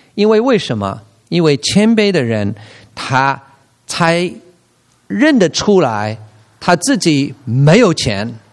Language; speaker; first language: Chinese; non-native, fluent; English